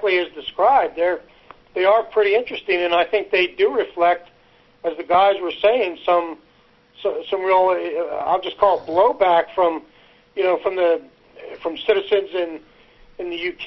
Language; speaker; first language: English; native; English